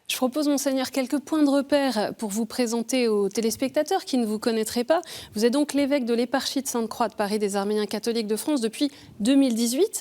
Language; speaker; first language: French; native; French